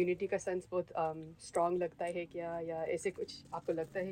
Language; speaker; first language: Hindi; early bilingual, heritage; Hindi